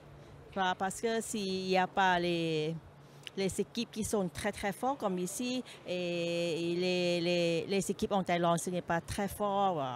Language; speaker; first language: French; non-native, learner; Thai